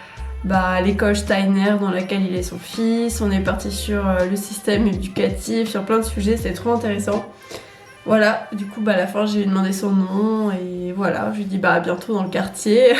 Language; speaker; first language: French; native; French